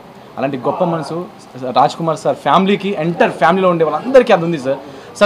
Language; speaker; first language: Telugu; native; Telugu